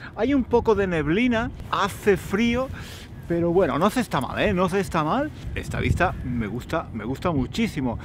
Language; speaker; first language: Spanish; native; Spanish